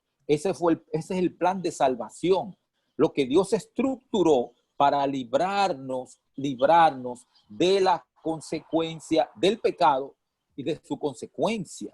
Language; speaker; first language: Spanish; native; Spanish